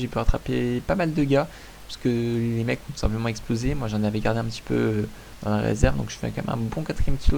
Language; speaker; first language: French; native; French